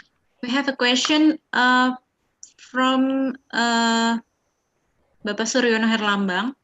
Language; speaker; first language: English; non-native, fluent; Indonesian